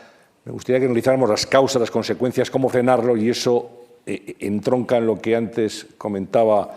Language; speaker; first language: Spanish; native; Spanish